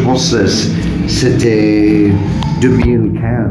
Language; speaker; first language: French; non-native, learner; English